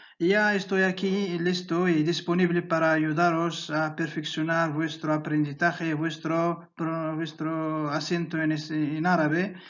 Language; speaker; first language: Spanish; non-native, fluent; Arabic